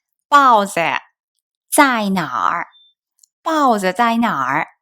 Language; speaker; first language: Chinese; non-native, fluent; Korean